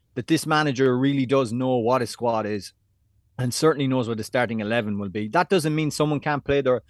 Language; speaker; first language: English; native; English